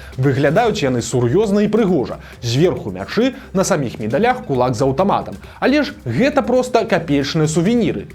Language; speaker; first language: Belarusian; native; Belarusian